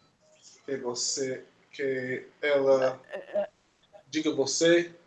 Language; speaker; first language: Portuguese; non-native, learner; English